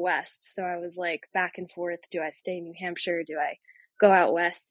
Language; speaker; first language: English; native; English